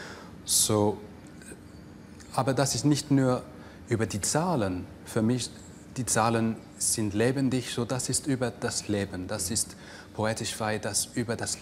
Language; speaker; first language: German; non-native, fluent; English